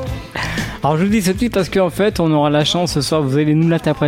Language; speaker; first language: French; native; French